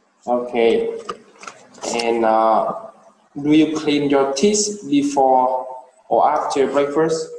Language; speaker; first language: English; non-native, learner; Vietnamese